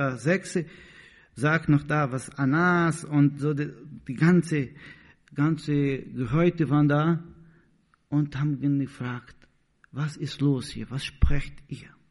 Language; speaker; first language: German; non-native, learner; Portuguese